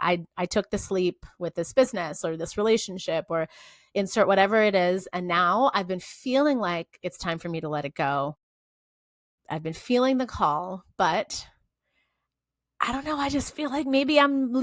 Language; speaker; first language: English; native; English